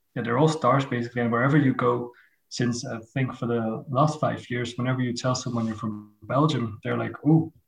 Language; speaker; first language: English; non-native, fluent; Dutch